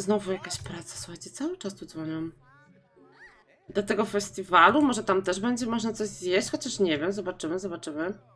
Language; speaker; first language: Polish; native; Polish